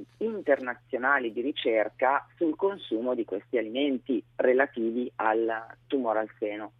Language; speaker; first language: Italian; native; Italian